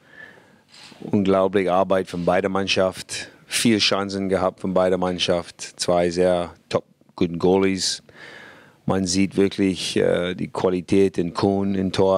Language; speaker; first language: German; non-native, fluent; English